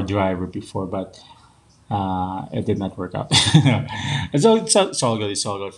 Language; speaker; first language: English; non-native, local second language; Filipino